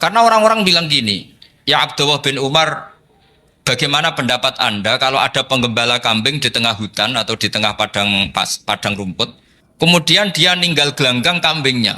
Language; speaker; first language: Indonesian; non-native, local second language; Javanese